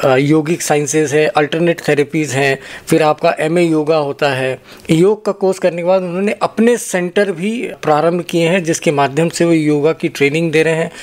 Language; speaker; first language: Hindi; native; Hindi